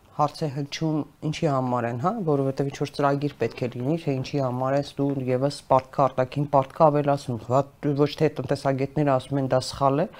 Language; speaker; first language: Armenian; native; Armenian